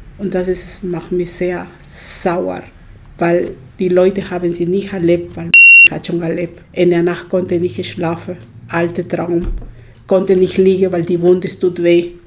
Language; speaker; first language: German; non-native, learner; Spanish